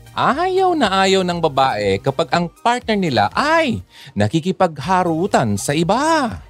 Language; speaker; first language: Filipino; non-native, local second language; Bikol